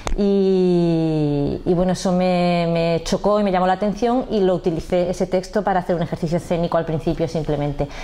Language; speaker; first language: Spanish; native; Spanish